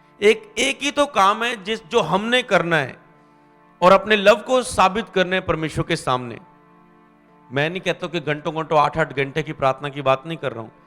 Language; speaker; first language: Hindi; non-native, local second language; Punjabi